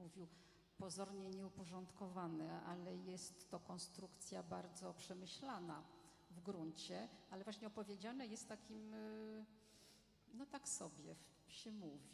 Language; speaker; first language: Polish; non-native, fluent; French